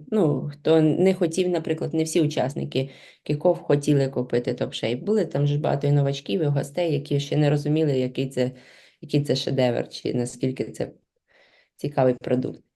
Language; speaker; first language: Ukrainian; non-native, local second language; Russian